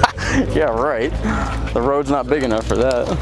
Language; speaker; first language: English; native; English